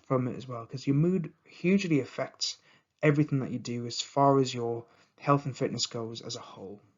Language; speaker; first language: English; native; English